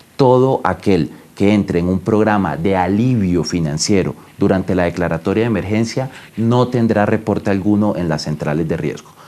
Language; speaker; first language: Spanish; native; Spanish